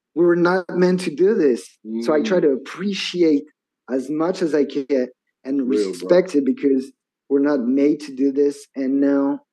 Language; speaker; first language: English; non-native, fluent; French